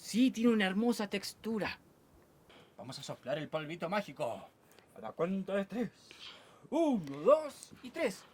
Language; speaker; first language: Spanish; native; Spanish